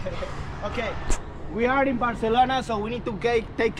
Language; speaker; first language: English; non-native, learner; Spanish